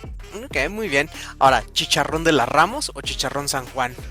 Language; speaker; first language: Spanish; native; Spanish